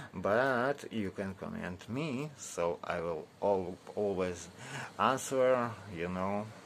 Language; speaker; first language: English; non-native, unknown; Russian